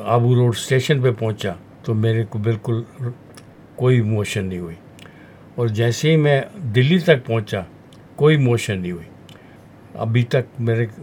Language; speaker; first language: Hindi; non-native, local second language; Punjabi